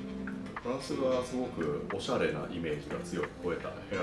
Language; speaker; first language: Japanese; native; Japanese